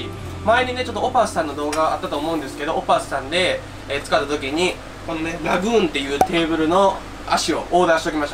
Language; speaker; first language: Japanese; native; Japanese